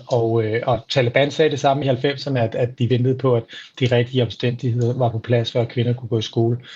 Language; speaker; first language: Danish; native; Danish